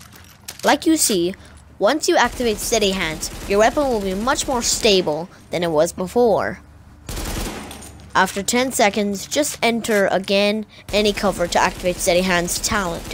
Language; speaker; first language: English; non-native, fluent; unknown